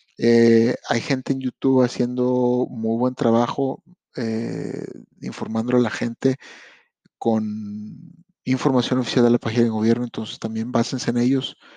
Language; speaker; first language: Spanish; native; Spanish